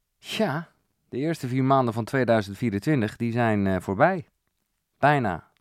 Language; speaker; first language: Dutch; native; Dutch